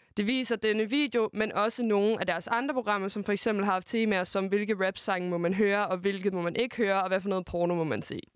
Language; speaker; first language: Danish; native; Danish